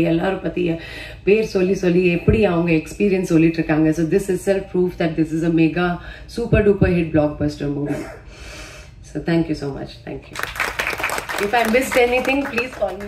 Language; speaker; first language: Tamil; non-native, fluent; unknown